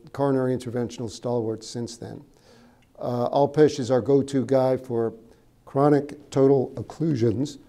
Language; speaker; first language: English; native; English